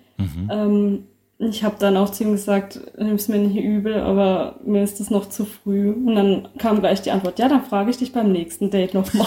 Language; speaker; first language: German; native; German